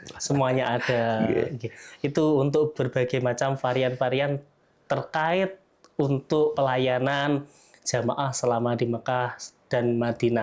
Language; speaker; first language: Indonesian; native; Indonesian